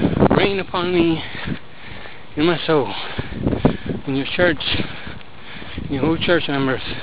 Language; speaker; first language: English; early bilingual, other home language; Spanish